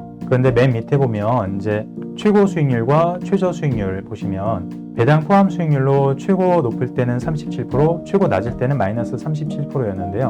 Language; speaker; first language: Korean; native; Korean